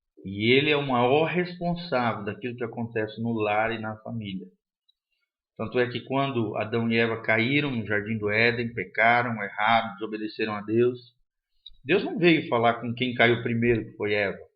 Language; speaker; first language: Portuguese; native; Portuguese